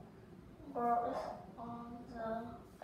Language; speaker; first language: English; non-native, learner; Vietnamese